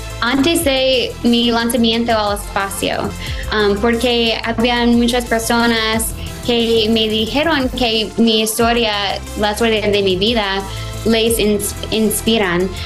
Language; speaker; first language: Spanish; non-native, fluent; English